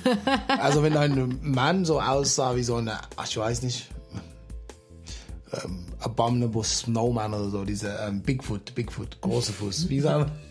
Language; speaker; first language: German; non-native, fluent; English